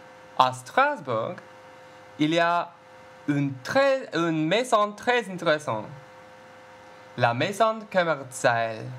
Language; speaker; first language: French; non-native, learner; English